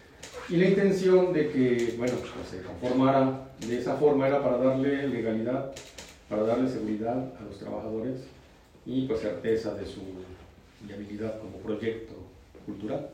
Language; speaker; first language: Spanish; native; Spanish